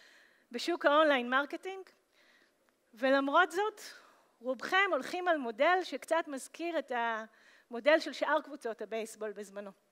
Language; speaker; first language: Hebrew; native; Hebrew